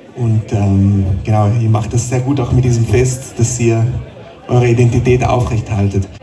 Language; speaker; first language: German; non-native, local second language; Ladin